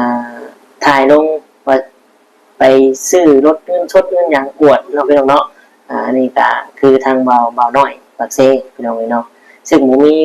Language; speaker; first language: Thai; non-native, local second language; Northeastern Thai